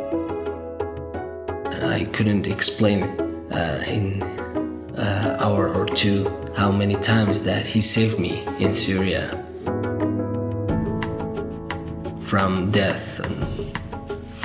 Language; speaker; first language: English; non-native, fluent; Arabic